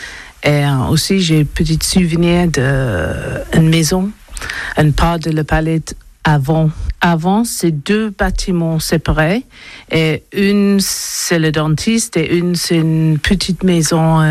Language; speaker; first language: French; non-native, learner; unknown